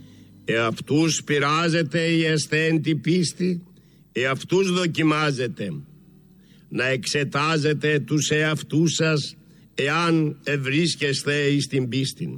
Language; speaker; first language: Greek; native; Greek